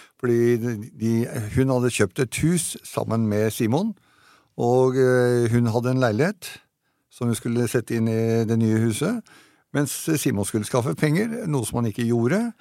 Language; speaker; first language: Norwegian; native; Norwegian